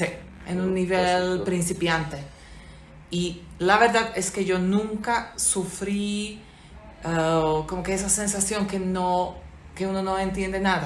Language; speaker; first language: Spanish; non-native, fluent; Slovak